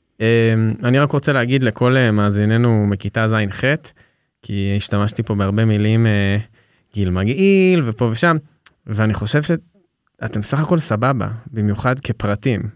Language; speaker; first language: Hebrew; native; Hebrew